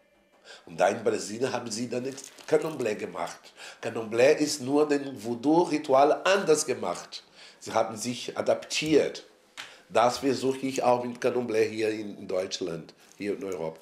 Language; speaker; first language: German; non-native, fluent; Portuguese